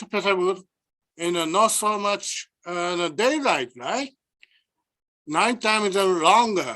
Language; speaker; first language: English; non-native, learner; Japanese